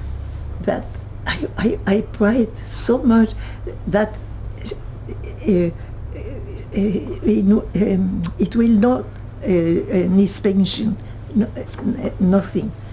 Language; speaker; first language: English; non-native, learner; French